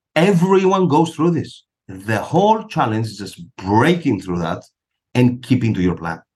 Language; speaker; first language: English; non-native, fluent; Greek